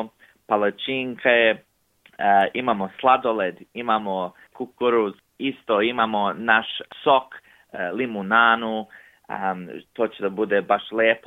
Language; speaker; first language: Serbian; early bilingual, heritage; English